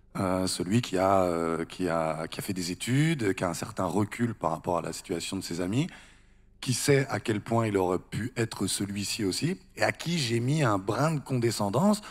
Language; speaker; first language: French; native; French